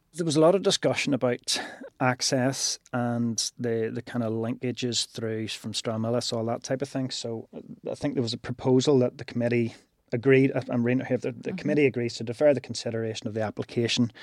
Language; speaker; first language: English; native; English